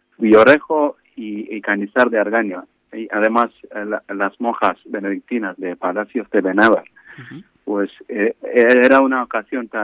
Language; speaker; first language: Spanish; non-native, fluent; Malayalam